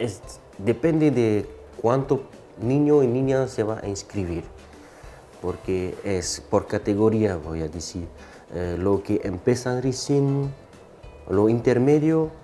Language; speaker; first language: Spanish; non-native, fluent; French